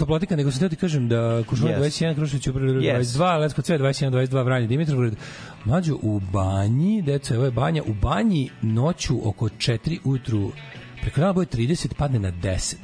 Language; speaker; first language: Serbian; native; Serbian